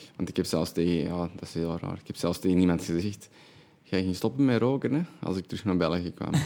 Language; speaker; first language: Dutch; native; Dutch